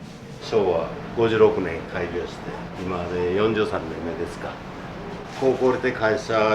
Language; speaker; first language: Japanese; native; Japanese